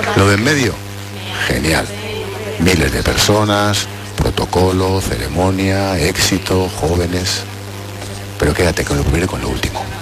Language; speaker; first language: Spanish; native; Spanish